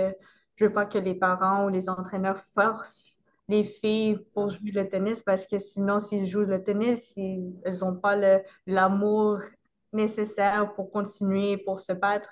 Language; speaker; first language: French; non-native, local second language; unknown